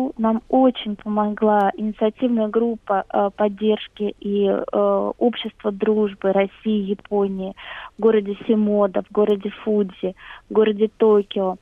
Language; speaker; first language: Russian; native; Russian